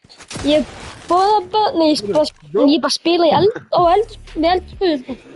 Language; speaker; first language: Icelandic; early bilingual, heritage; Icelandic